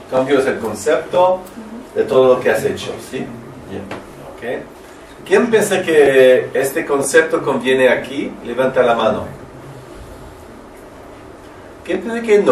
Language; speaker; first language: Spanish; non-native, learner; French